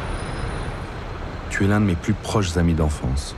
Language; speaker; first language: French; early bilingual, other home language; Arabic